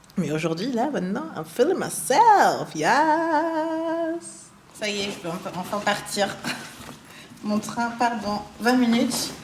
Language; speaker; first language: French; early bilingual, other home language; German